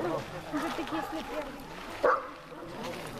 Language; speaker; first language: Russian; non-native, learner; Czech